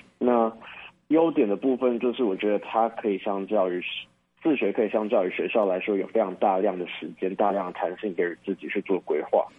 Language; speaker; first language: Chinese; native; Chinese